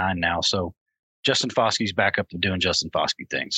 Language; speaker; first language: English; native; English